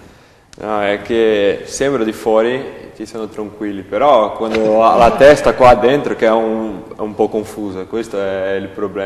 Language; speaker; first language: Italian; non-native, learner; Portuguese